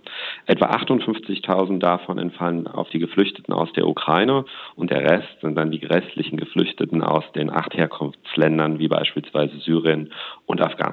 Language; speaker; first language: German; native; German